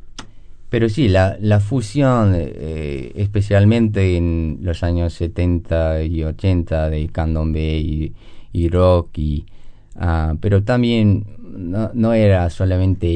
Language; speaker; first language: Spanish; non-native, learner; English